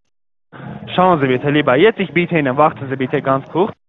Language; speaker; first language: German; non-native, learner; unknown